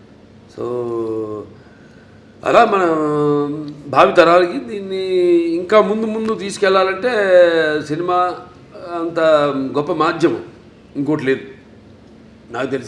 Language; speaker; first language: Telugu; native; Telugu